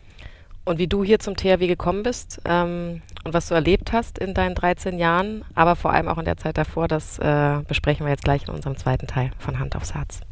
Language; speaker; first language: German; native; German